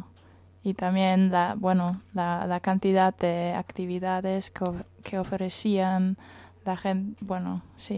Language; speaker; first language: Spanish; non-native, fluent; German